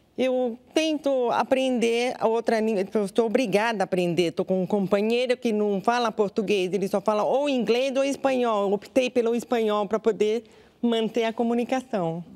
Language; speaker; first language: Portuguese; non-native, local second language; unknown